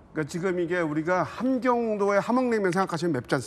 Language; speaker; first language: Korean; native; Korean